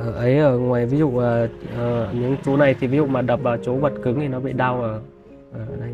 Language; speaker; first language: Vietnamese; non-native, local second language; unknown